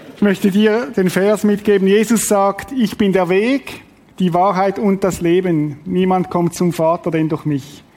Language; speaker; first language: German; native; German